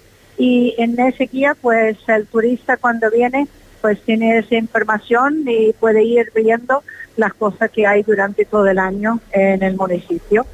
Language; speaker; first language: Spanish; non-native, fluent; English